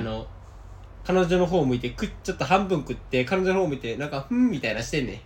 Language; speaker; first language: Japanese; native; Japanese